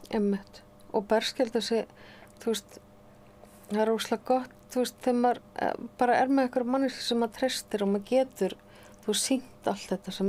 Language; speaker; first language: Icelandic; native; Icelandic